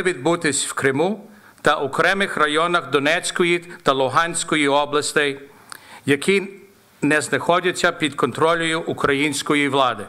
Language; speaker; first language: Ukrainian; early bilingual, heritage; Ukrainian